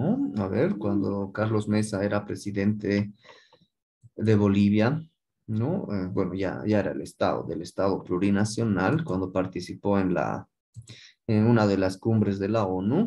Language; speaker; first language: Spanish; native; Spanish